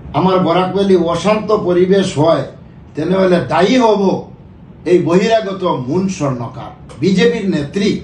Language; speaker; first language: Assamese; non-native, local second language; Bangla